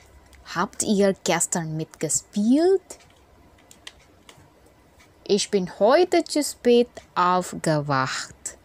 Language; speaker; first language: German; non-native, fluent; Indonesian